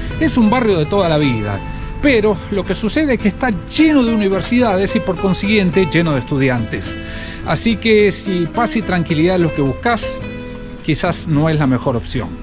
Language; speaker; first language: Spanish; native; Spanish